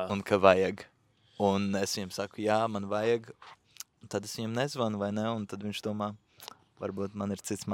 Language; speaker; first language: Latvian; native; Latvian